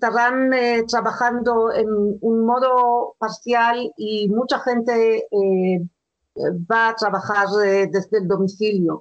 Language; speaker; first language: Spanish; non-native, fluent; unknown